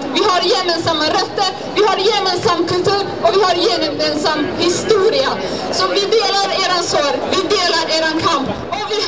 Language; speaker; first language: Swedish; non-native, fluent; Azerbaijani